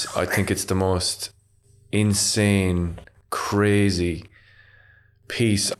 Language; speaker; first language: English; native; English